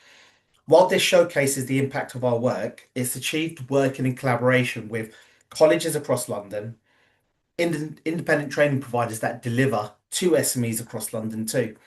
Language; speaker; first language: English; native; English